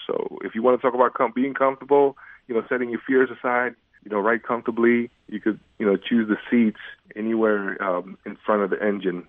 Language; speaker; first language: English; early bilingual, other home language; Indonesian